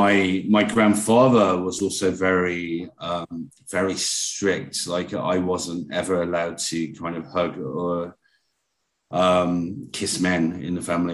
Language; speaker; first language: English; native; English